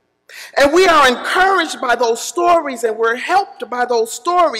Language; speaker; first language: English; native; English